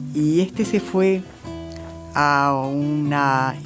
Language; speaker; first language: Spanish; native; Spanish